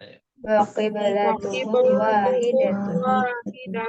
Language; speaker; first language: Arabic; non-native, learner; Indonesian